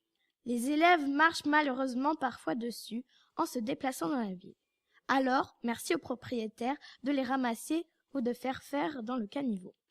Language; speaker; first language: French; native; French